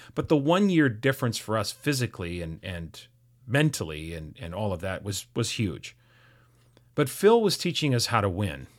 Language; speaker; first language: English; native; English